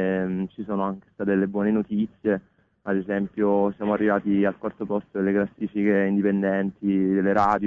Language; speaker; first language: Italian; native; Italian